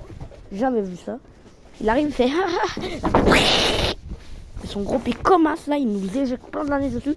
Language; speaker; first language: French; native; French